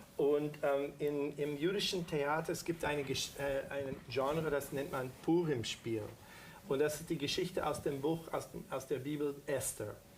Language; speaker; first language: German; non-native, fluent; English